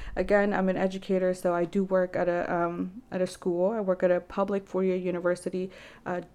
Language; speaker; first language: English; native; English